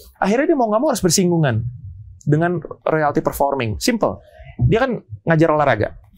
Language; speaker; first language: Indonesian; native; Indonesian